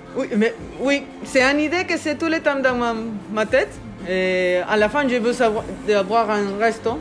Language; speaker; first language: French; non-native, learner; Spanish